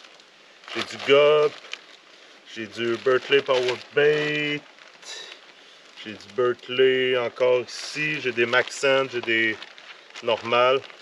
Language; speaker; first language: French; native; French